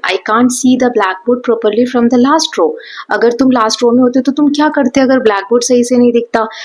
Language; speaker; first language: Hindi; native; Hindi